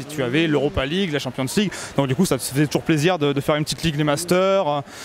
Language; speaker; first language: French; native; French